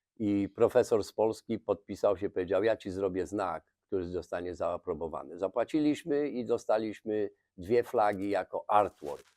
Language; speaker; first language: Polish; native; Polish